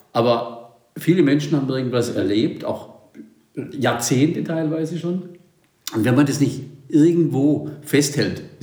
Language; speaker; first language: German; native; German